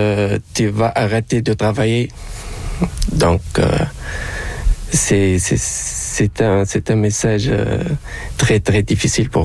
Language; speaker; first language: French; non-native, local second language; Arabic